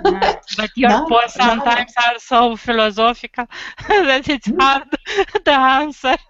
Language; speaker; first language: English; non-native, learner; Romanian